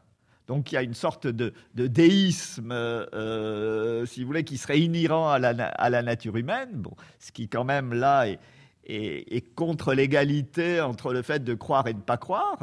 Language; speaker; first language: French; native; French